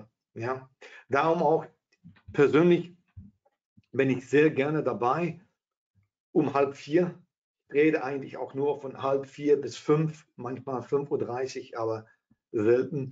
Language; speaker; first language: German; non-native, fluent; Dutch